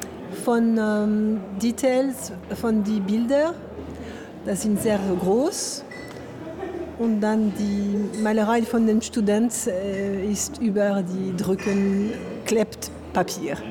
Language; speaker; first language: German; non-native, learner; French